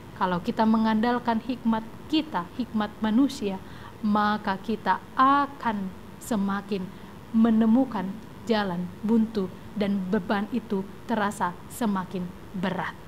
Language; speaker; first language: Indonesian; native; Indonesian